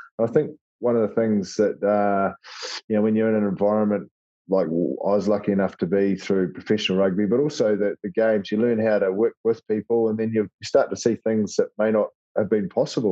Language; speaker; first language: English; native; English